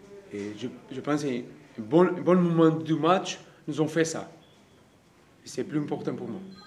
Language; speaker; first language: French; non-native, learner; Portuguese